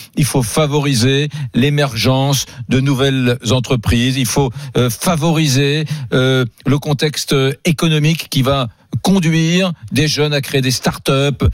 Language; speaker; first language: French; native; French